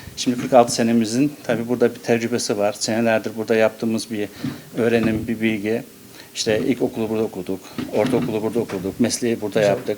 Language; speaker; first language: Turkish; early bilingual, heritage; Turkish